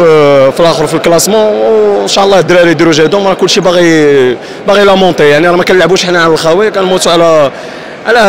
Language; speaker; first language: Arabic; native; Arabic